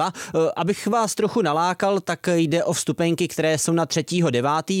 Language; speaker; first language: Czech; native; Czech